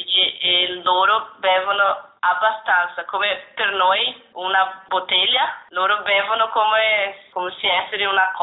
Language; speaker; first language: Italian; non-native, learner; Portuguese